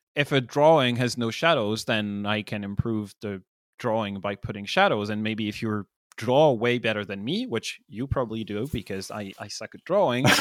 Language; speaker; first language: English; non-native, fluent; French